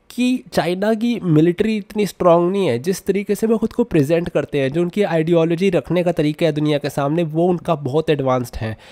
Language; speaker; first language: Hindi; native; Hindi